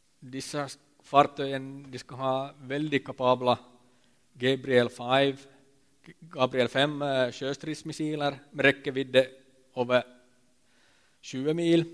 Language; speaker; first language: Swedish; non-native, local second language; Finnish